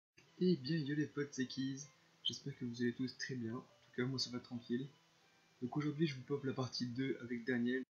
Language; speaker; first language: French; native; French